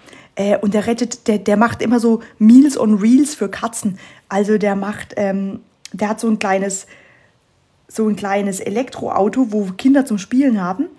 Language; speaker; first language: German; native; German